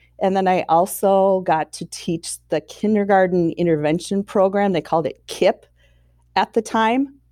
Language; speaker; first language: English; native; English